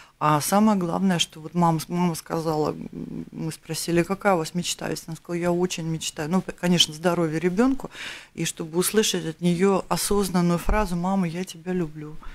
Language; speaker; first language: Russian; native; Russian